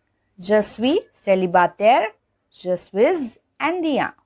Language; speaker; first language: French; non-native, learner; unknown